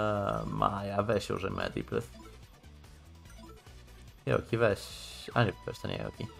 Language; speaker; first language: Polish; native; Polish